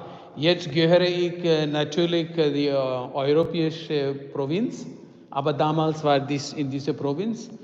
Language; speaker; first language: German; non-native, fluent; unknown